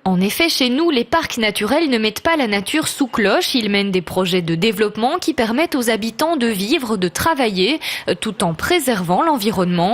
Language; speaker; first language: French; native; French